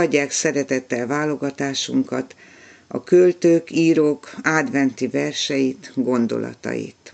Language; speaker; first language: Hungarian; native; Hungarian